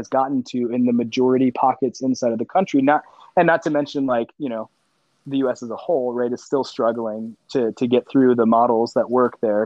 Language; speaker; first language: English; native; English